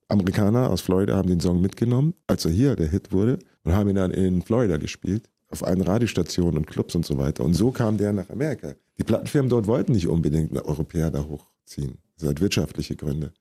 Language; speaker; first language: German; early bilingual, other home language; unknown